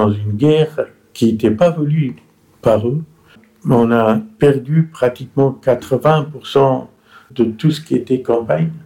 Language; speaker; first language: French; non-native, fluent; Persian